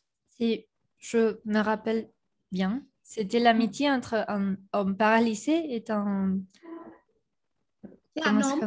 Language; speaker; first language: French; non-native, learner; Spanish